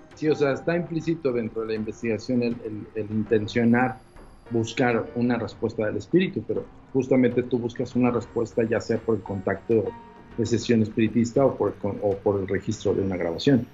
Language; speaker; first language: Spanish; native; Spanish